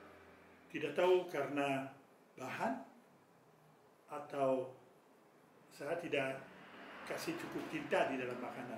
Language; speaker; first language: Indonesian; non-native, fluent; French